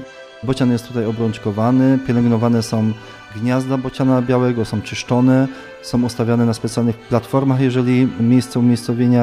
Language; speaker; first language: Polish; native; Polish